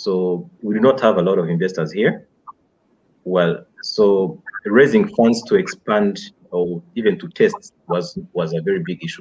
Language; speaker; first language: English; non-native, local second language; Kinyarwanda